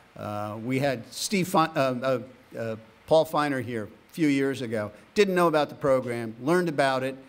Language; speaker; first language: English; native; English